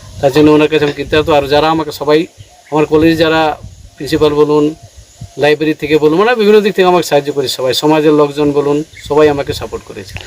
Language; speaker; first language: Bangla; non-native, local second language; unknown